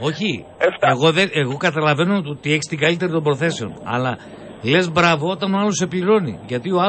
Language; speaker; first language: Greek; native; Greek